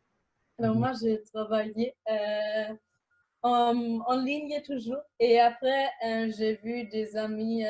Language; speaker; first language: French; non-native, fluent; German